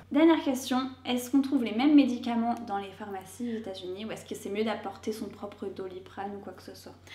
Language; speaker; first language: French; native; French